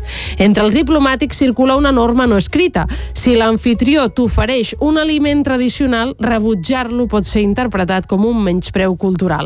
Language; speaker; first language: Catalan; native; Catalan